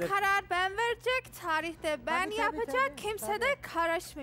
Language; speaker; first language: Turkish; non-native, learner; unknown